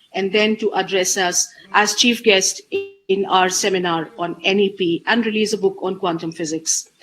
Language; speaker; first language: English; non-native, local second language; Hindi